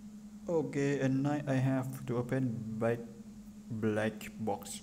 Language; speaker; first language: English; non-native, learner; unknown